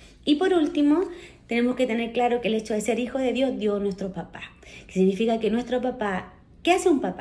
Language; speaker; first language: Spanish; native; Spanish